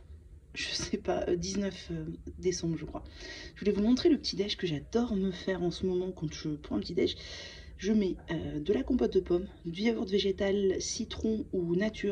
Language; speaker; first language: French; native; French